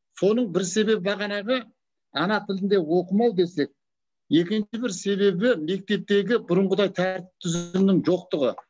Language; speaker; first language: Kazakh; native; Kazakh